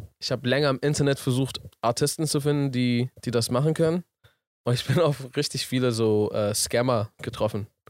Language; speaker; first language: German; early bilingual, other home language; Persian